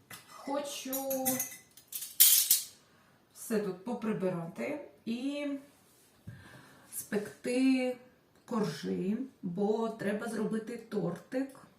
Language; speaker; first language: Ukrainian; non-native, local second language; Russian